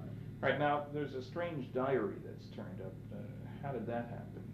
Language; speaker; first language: English; native; English